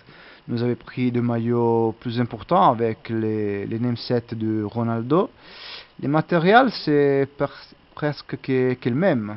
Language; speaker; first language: French; non-native, learner; Italian